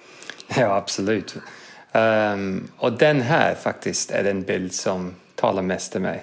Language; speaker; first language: Swedish; non-native, fluent; English